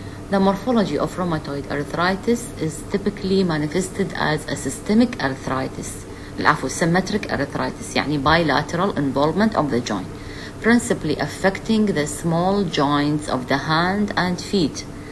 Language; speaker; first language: English; non-native, fluent; Arabic